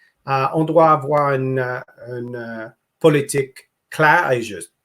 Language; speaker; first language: French; non-native, local second language; English